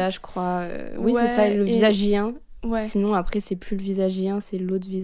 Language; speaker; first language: French; native; French